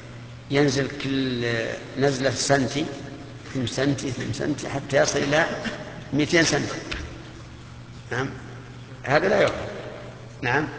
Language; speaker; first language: Arabic; native; Arabic